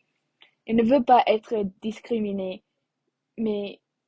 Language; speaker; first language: French; non-native, learner; English